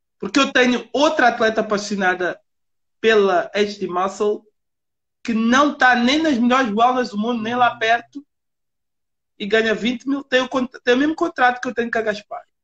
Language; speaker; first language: Portuguese; native; Portuguese